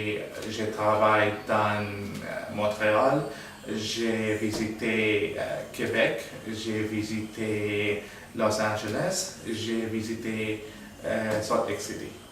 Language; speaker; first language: French; non-native, learner; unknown